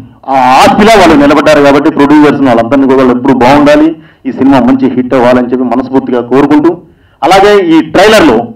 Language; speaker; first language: Telugu; native; Telugu